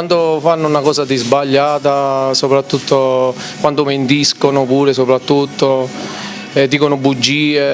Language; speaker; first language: Italian; native; Italian